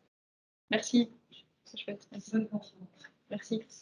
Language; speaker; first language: French; native; French